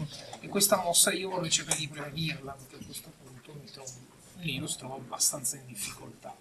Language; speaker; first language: Italian; native; Italian